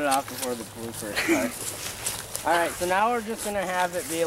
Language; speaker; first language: English; native; English